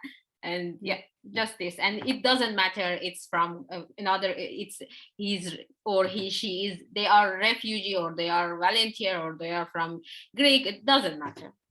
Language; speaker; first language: English; non-native, learner; Persian